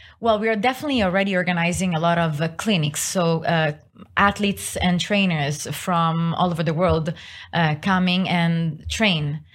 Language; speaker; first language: English; non-native, fluent; Italian